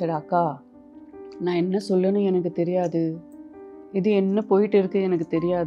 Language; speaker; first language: Tamil; non-native, fluent; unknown